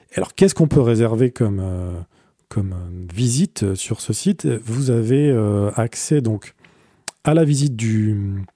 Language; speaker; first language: French; native; French